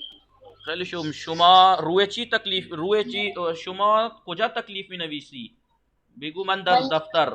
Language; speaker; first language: Persian; non-native, fluent; Urdu